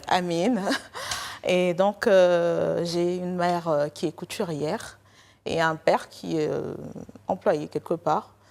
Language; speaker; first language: French; non-native, local second language; Lingala